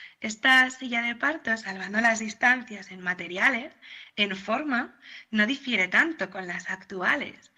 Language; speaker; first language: Spanish; native; Spanish